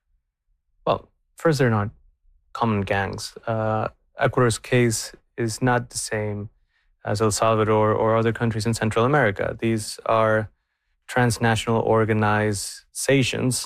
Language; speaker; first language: English; non-native, fluent; Spanish